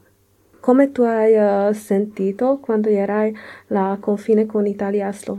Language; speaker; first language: Italian; non-native, learner; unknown